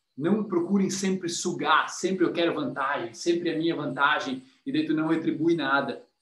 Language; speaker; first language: Portuguese; native; Portuguese